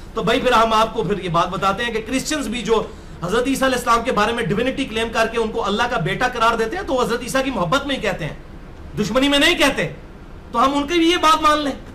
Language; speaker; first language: Urdu; non-native, local second language; Punjabi